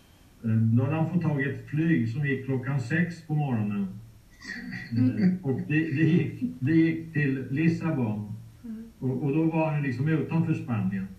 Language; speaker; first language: Swedish; native; Swedish